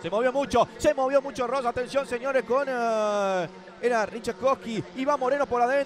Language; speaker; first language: Spanish; native; Spanish